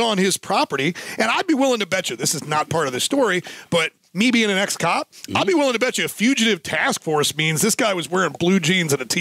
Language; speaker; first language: English; native; English